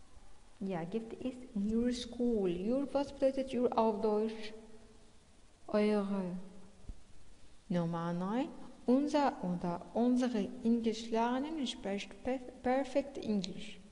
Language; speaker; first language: German; non-native, fluent; Arabic